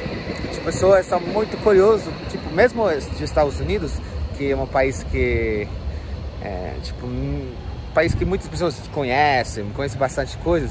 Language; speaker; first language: Portuguese; non-native, fluent; English